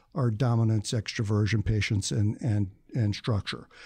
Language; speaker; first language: English; native; English